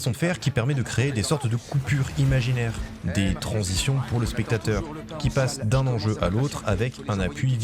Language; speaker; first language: French; native; French